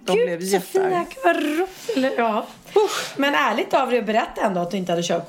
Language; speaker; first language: Swedish; native; Swedish